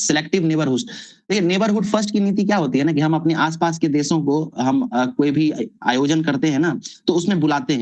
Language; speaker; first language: Hindi; native; Hindi